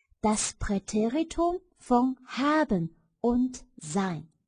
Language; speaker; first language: German; non-native, fluent; Chinese